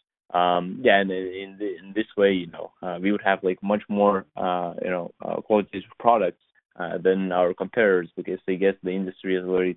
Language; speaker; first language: English; non-native, fluent; Lithuanian